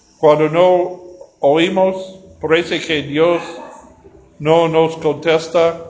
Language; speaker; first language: Spanish; non-native, learner; English